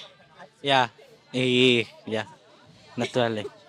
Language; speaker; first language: German; non-native, learner; Spanish